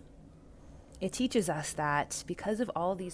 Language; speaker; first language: English; native; English